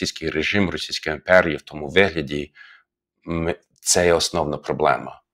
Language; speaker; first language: Ukrainian; non-native, fluent; English